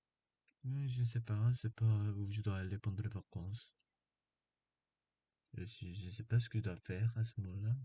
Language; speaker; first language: French; non-native, fluent; Korean